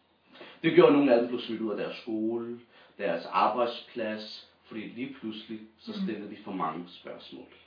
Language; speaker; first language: Danish; native; Danish